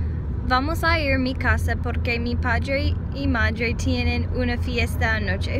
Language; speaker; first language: Spanish; non-native, learner; English